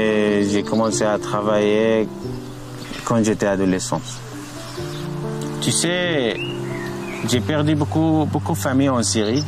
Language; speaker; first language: French; non-native, learner; Arabic